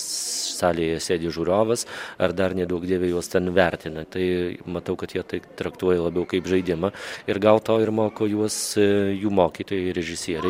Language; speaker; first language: Lithuanian; native; Lithuanian